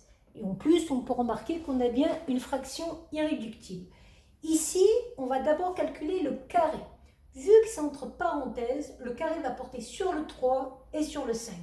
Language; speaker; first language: French; native; French